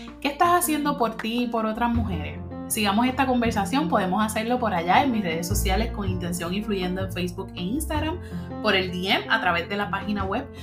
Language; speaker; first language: Spanish; native; Spanish